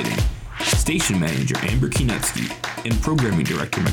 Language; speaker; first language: English; native; English